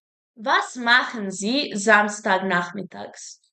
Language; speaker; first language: German; non-native, fluent; Serbian